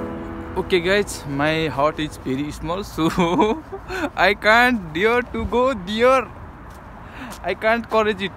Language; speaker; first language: English; non-native, learner; Nepali